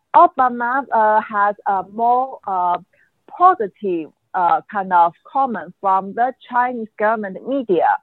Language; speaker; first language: English; non-native, fluent; Chinese